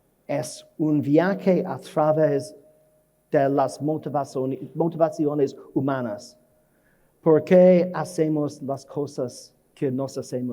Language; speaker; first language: Spanish; non-native, learner; English